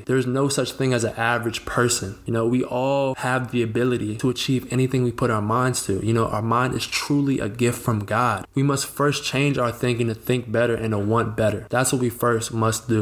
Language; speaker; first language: English; native; English